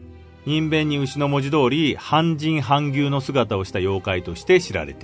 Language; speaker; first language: Japanese; native; Japanese